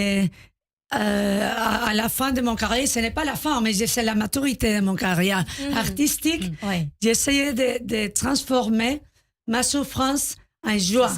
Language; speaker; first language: French; non-native, learner; Spanish